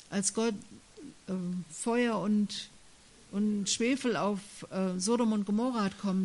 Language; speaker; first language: German; native; German